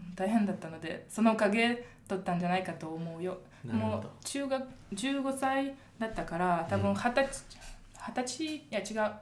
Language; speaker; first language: Japanese; non-native, fluent; Russian